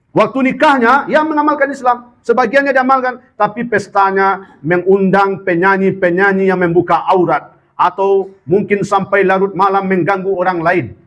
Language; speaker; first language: Malay; non-native, local second language; Minangkabau